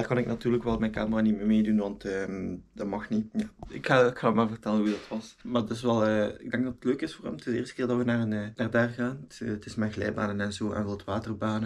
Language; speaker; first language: Dutch; native; Dutch